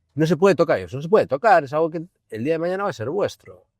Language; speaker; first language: Spanish; non-native, local second language; Galician